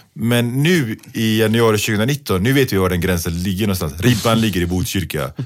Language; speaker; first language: Swedish; early bilingual, other home language; Pashto